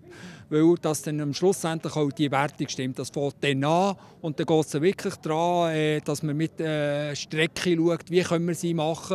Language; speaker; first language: German; native; German